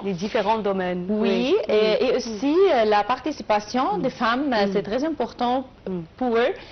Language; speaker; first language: French; non-native, learner; Arabic